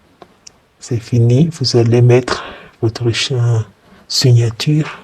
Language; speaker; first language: French; non-native, fluent; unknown